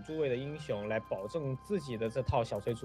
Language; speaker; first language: Chinese; native; Chinese